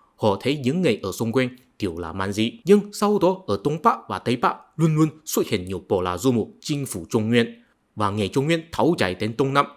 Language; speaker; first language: Vietnamese; non-native, fluent; Chinese